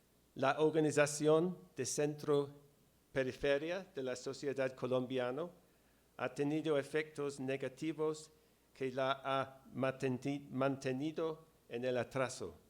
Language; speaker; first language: Spanish; non-native, fluent; English